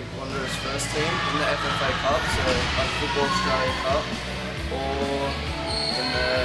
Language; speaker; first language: English; native; English